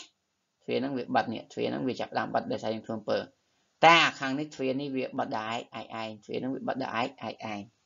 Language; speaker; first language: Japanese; non-native, fluent; Khmer